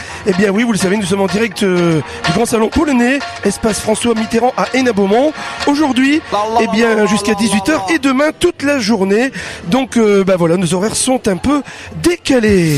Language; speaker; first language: French; native; French